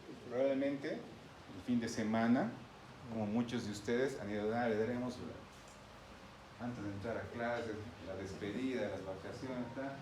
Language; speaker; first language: Spanish; native; Spanish